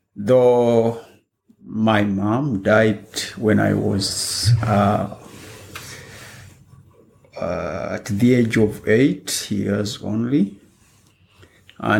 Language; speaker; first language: English; non-native, local second language; Ganda